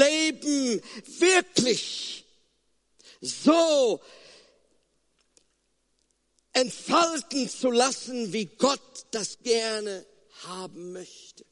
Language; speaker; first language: German; non-native, fluent; Afrikaans